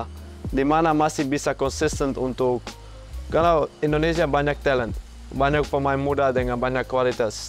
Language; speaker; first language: Indonesian; non-native, fluent; Dutch